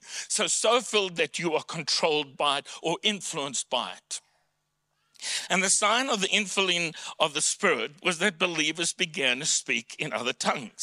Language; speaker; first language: English; native; English